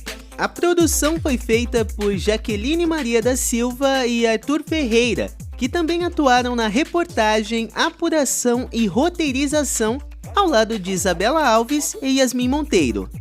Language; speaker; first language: Portuguese; native; Portuguese